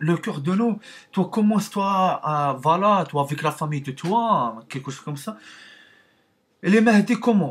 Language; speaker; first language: French; non-native, learner; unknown